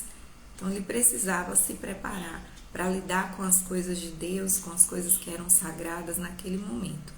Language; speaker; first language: Portuguese; native; Portuguese